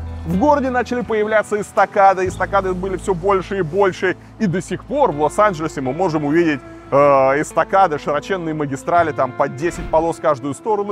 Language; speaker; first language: Russian; native; Russian